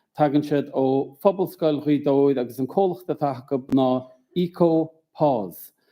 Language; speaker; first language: Irish; native; Irish